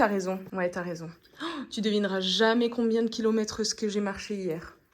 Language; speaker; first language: French; native; French